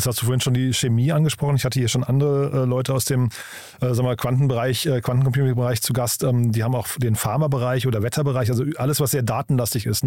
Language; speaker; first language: German; native; German